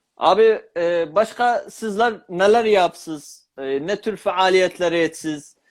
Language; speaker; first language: Turkish; native; Turkish